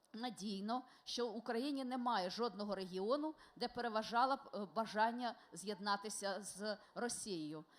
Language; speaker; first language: Ukrainian; non-native, local second language; Russian